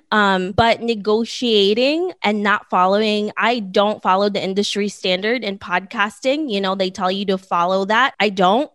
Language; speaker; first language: English; early bilingual, other home language; Filipino